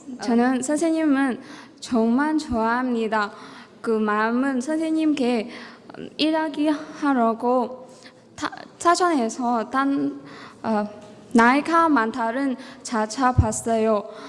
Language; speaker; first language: Korean; non-native, learner; Vietnamese